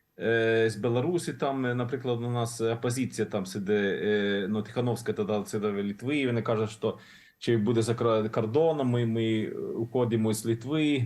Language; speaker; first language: Ukrainian; non-native, learner; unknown